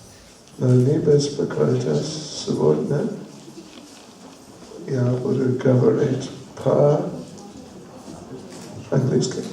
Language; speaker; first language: Russian; non-native, learner; English